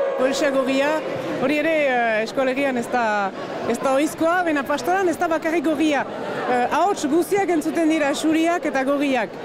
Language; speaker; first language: Basque; native; Basque